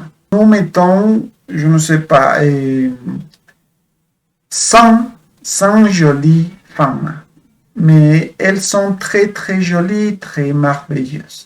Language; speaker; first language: French; non-native, fluent; Spanish